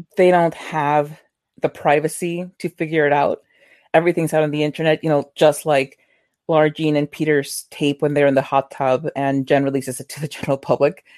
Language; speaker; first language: English; early bilingual, other home language; Spanish